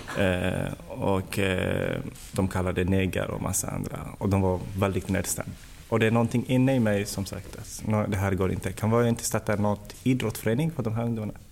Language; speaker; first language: Swedish; non-native, fluent; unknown